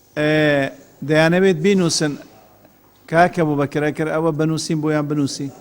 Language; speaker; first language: Central Kurdish; non-native, local second language; Kurdish